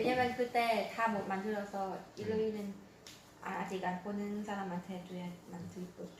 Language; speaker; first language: Korean; non-native, learner; Thai